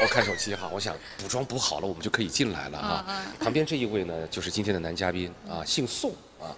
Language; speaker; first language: Chinese; native; Chinese